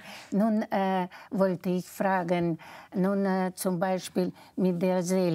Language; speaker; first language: German; non-native, fluent; Russian